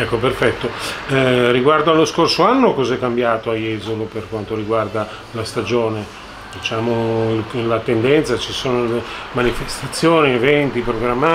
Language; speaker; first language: Italian; native; Italian